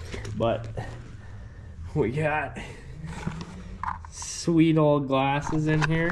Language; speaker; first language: English; native; English